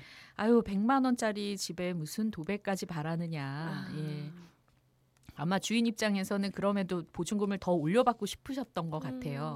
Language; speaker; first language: Korean; native; Korean